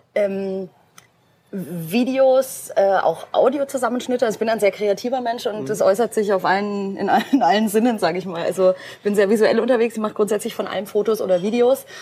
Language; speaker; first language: German; native; German